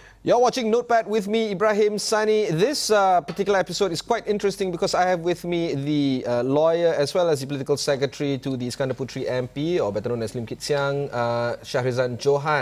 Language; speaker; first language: English; non-native, local second language; Malay